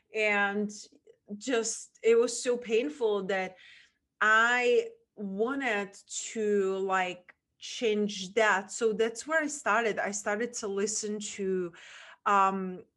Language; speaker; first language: English; non-native, fluent; Czech